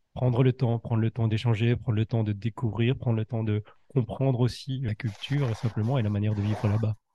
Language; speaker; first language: French; native; French